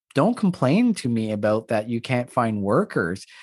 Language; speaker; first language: English; non-native, fluent; French